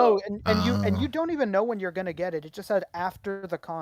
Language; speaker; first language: English; native; English